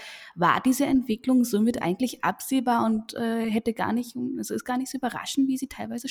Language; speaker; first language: German; native; German